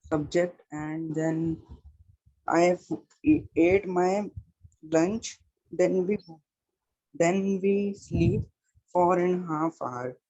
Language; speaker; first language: English; non-native, learner; Hindi